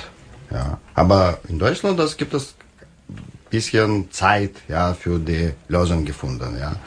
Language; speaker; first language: German; non-native, learner; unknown